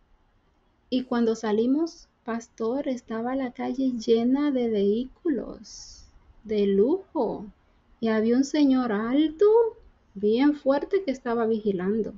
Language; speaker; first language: Spanish; native; Spanish